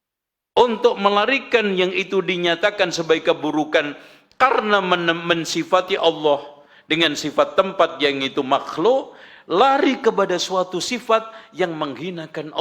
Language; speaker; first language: Indonesian; native; Indonesian